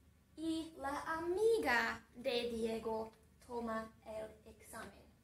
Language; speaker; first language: Spanish; non-native, fluent; English